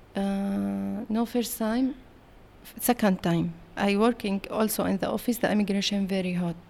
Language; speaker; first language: English; non-native, learner; Arabic